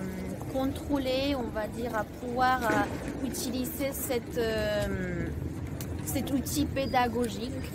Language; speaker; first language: French; non-native, fluent; Spanish